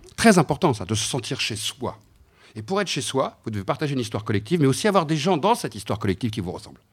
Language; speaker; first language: French; native; French